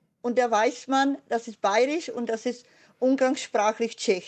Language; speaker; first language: German; non-native, fluent; Czech